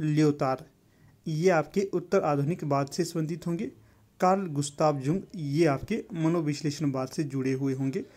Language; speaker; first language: Hindi; native; Hindi